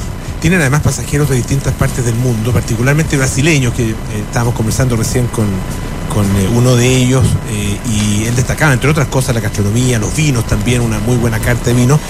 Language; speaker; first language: Spanish; native; Spanish